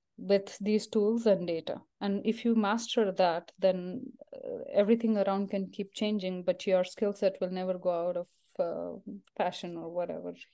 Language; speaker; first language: English; non-native, local second language; Marathi